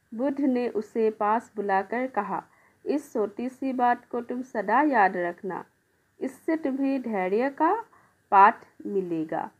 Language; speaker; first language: Hindi; non-native, local second language; Assamese